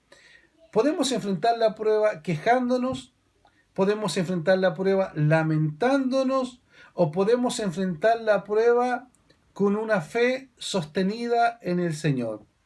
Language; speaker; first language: Spanish; native; Spanish